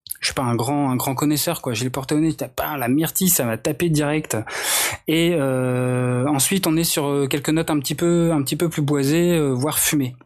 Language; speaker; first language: French; native; French